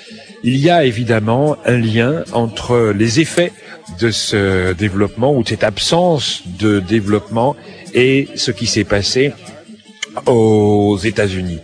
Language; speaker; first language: French; native; French